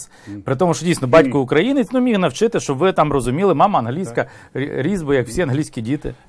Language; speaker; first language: Ukrainian; native; Ukrainian